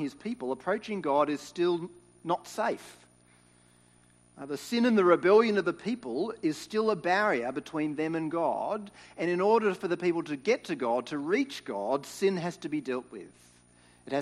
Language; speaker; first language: English; native; English